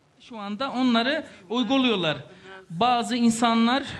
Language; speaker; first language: Turkish; non-native, fluent; Arabic